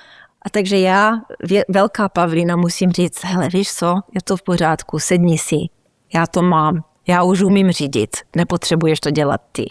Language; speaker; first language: Czech; early bilingual, heritage; Czech